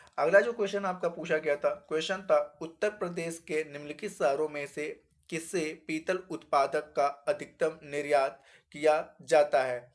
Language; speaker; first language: Hindi; native; Hindi